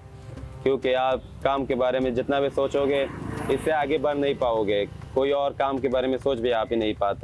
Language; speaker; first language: Hindi; non-native, fluent; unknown